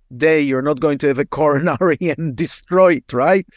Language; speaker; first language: English; non-native, fluent; Hebrew